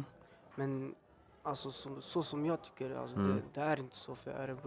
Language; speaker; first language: Swedish; early bilingual, other home language; Albanian